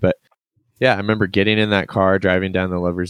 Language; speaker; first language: English; native; English